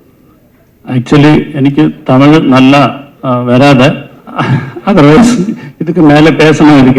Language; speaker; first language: Tamil; non-native, learner; Malayalam